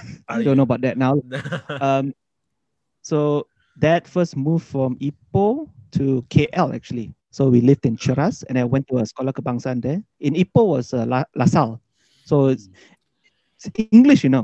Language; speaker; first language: English; native; English